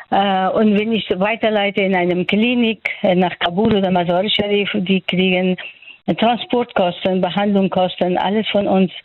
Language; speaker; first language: German; non-native, fluent; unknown